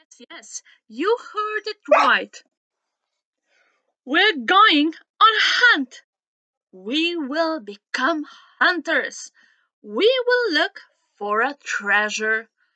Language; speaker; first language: English; non-native, fluent; Slovenian